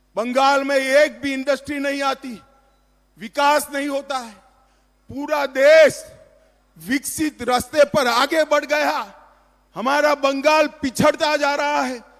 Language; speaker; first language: Hindi; non-native, local second language; Gujarati